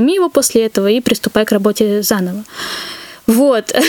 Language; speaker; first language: Russian; native; Russian